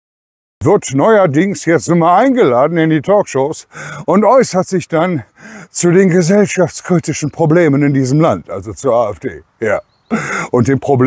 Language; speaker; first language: German; native; German